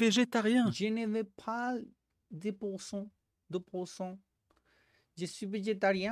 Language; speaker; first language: French; non-native, learner; Spanish